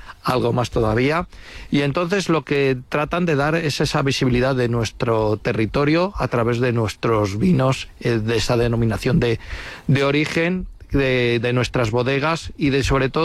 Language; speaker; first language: Spanish; native; Spanish